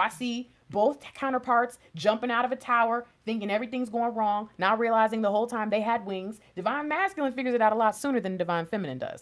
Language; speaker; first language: English; native; English